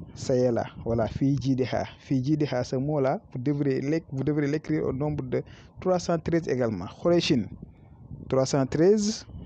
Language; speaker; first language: French; non-native, local second language; Wolof